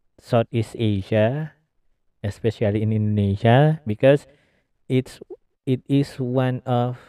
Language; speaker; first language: English; non-native, learner; Indonesian